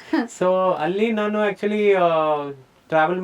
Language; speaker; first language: Kannada; non-native, learner; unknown